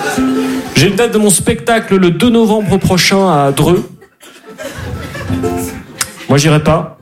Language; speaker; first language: French; native; French